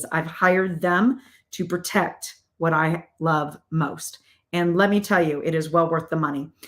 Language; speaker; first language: English; native; English